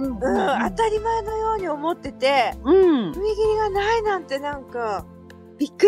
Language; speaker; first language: Japanese; native; Japanese